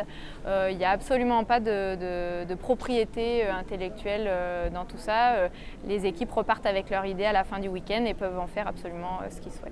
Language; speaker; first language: French; native; French